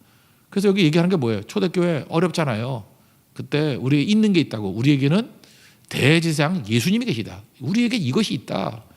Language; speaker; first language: Korean; native; Korean